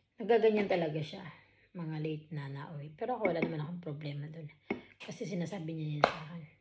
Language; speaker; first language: Filipino; non-native, local second language; Waray